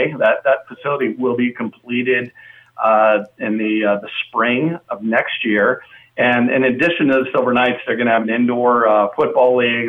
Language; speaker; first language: English; native; English